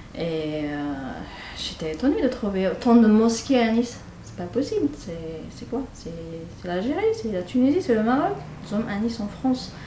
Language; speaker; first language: French; non-native, local second language; Kabyle